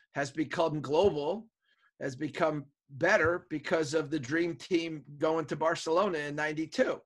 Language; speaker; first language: English; native; English